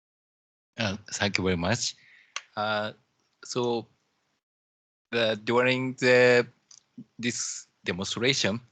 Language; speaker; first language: English; non-native, learner; Japanese